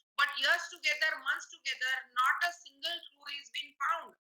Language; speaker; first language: English; non-native, local second language; Marathi